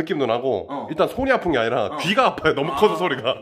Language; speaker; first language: Korean; native; Korean